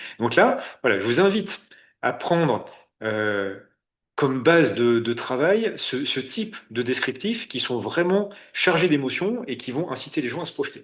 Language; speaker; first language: French; native; French